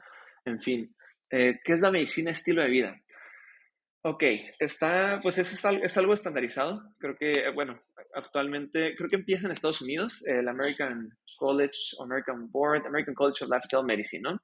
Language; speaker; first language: Spanish; native; Spanish